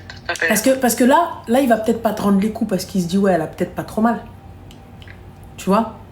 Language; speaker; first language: French; native; French